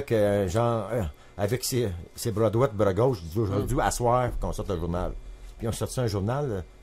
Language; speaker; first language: French; native; French